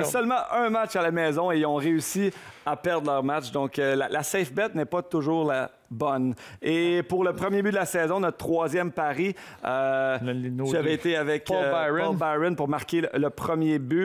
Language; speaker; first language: French; native; French